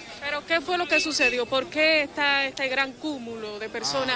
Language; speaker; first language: Spanish; native; Spanish